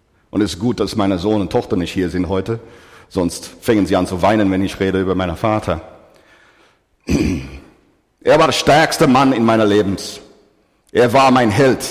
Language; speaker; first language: German; non-native, fluent; English